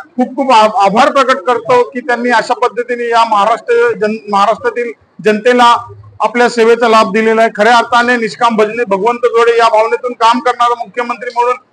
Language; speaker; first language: Marathi; native; Marathi